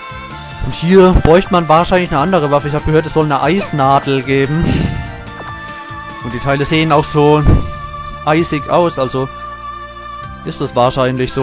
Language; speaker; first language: German; native; German